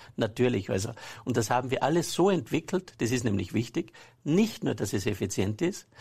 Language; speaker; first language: German; native; German